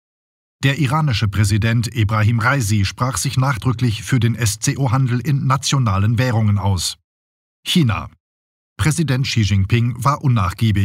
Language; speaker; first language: German; native; German